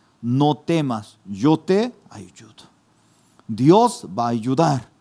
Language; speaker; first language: Spanish; non-native, fluent; Korean